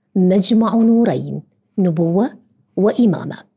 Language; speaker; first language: Arabic; native; Arabic